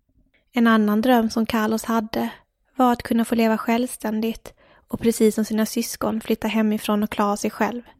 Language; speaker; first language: Swedish; native; Swedish